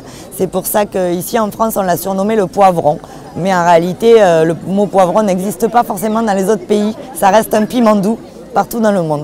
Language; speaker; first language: French; native; French